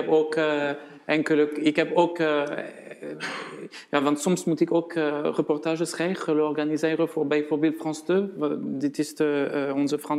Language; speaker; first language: Dutch; non-native, fluent; French